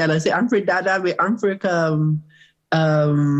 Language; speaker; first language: French; non-native, learner; English